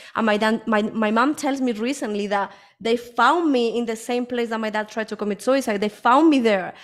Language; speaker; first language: English; early bilingual, other home language; Spanish